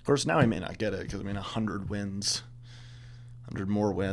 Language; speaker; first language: English; native; English